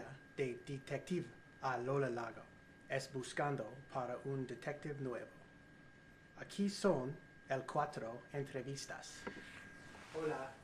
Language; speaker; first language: Spanish; non-native, learner; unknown